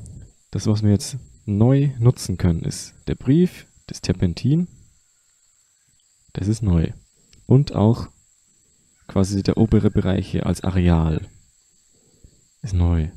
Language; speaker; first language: German; native; German